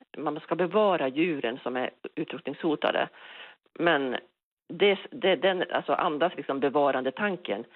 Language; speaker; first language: Swedish; native; Swedish